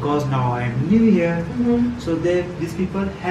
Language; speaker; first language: English; non-native, learner; Persian